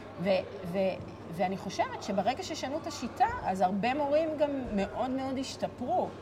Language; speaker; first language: Hebrew; native; Hebrew